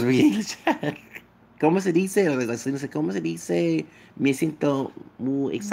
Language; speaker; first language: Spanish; non-native, learner; English